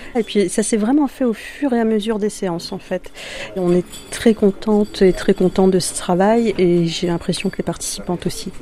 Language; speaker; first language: French; native; French